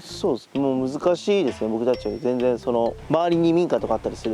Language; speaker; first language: Japanese; native; Japanese